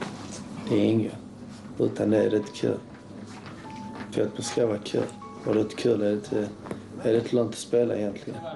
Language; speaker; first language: Swedish; early bilingual, other home language; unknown